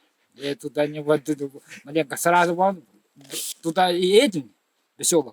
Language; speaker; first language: Russian; non-native, local second language; Yakut